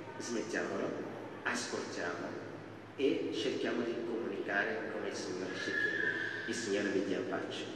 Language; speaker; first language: Italian; non-native, fluent; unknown